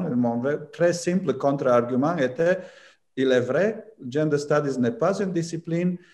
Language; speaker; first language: French; non-native, fluent; Romanian